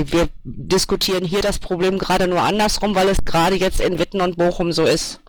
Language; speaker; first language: German; native; German